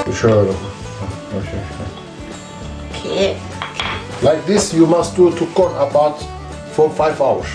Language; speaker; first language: English; non-native, learner; Turkish